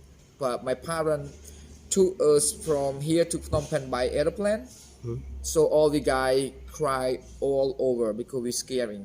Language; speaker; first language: English; non-native, fluent; Khmer